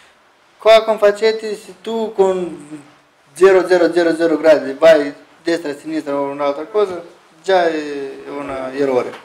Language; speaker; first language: Italian; non-native, learner; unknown